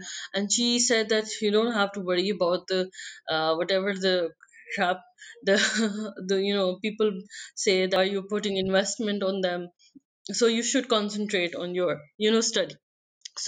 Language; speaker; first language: English; non-native, local second language; Punjabi